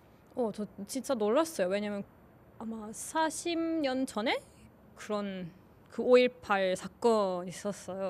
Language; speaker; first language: Korean; non-native, learner; Finnish